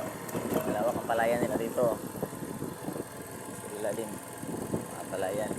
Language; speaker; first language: Filipino; non-native, local second language; Cebuano